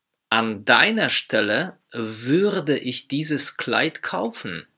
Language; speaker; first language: German; non-native, fluent; Polish